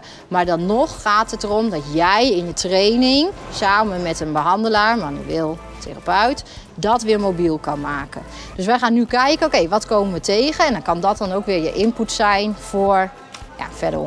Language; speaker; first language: Dutch; native; Dutch